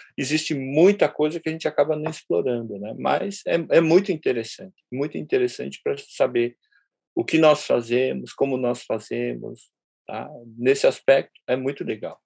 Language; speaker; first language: Portuguese; early bilingual, other home language; Japanese